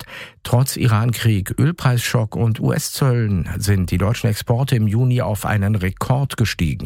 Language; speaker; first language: German; native; German